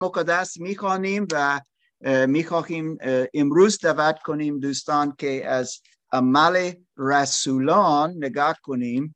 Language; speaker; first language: Persian; non-native, learner; English